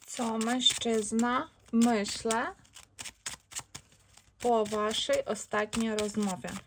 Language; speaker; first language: Polish; non-native, learner; Ukrainian